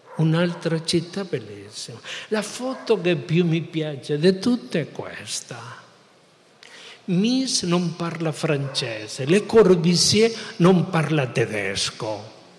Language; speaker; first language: Italian; non-native, fluent; Spanish